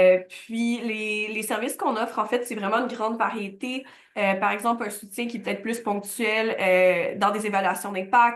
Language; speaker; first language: French; native; French